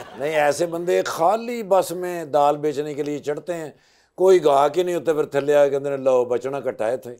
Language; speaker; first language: Urdu; non-native, local second language; Punjabi